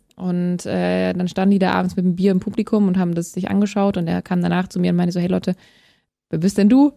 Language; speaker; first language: German; native; German